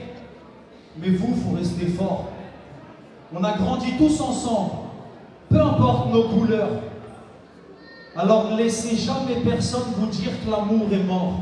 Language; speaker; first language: French; native; French